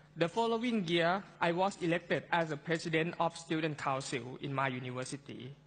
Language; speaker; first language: English; non-native, fluent; Thai